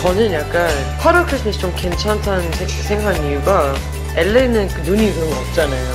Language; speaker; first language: Korean; non-native, fluent; English